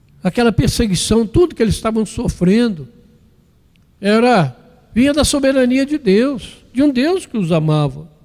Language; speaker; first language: Portuguese; native; Portuguese